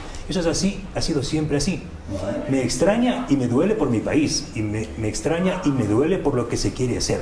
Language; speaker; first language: Spanish; native; Spanish